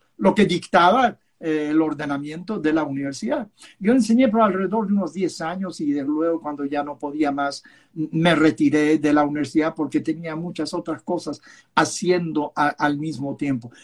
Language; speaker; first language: Spanish; non-native, local second language; Yiddish